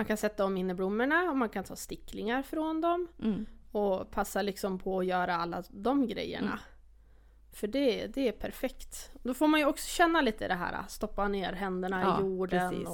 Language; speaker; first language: Swedish; native; Swedish